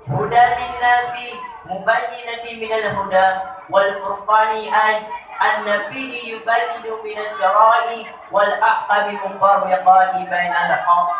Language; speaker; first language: Arabic; non-native, learner; Achinese